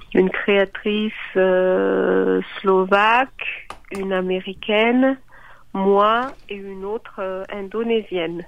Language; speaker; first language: French; non-native, local second language; Malagasy